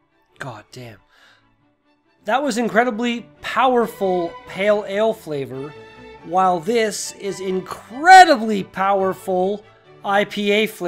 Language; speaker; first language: English; native; English